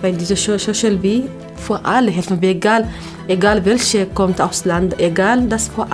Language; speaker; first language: German; non-native, learner; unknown